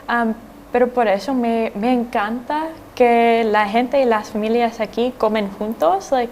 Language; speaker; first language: Spanish; non-native, fluent; English